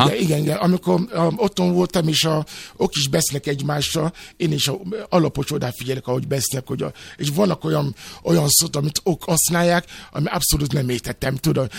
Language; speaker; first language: Hungarian; non-native, fluent; Yoruba